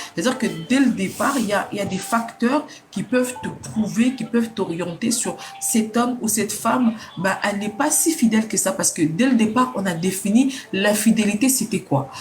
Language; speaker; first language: French; non-native, local second language; Lingala